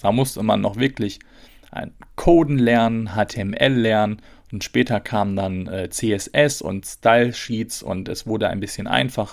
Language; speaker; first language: German; native; German